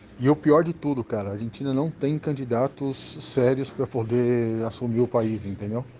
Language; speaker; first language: Portuguese; native; Portuguese